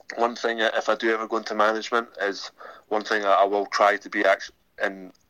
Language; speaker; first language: English; native; English